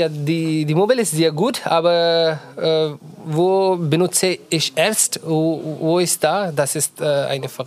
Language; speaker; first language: German; non-native, learner; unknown